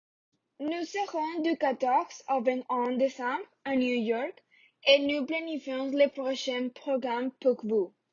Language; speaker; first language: French; non-native, learner; Spanish